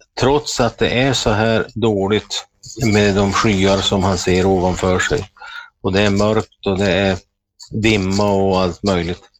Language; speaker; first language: Swedish; native; Swedish